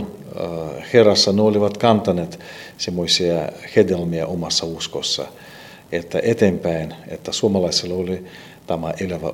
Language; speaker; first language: Finnish; non-native, fluent; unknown